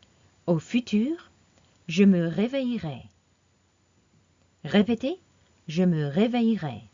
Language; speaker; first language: French; non-native, fluent; English